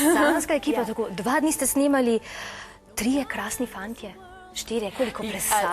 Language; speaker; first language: Slovenian; native; Slovenian